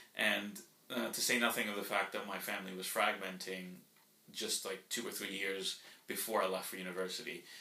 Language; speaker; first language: English; early bilingual, other home language; Spanish